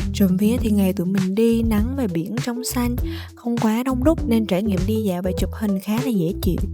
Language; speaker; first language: Vietnamese; native; Vietnamese